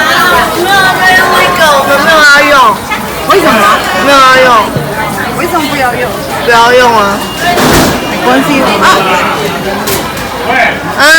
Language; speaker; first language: Chinese; non-native, learner; Filipino